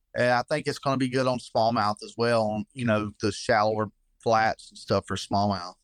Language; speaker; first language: English; native; English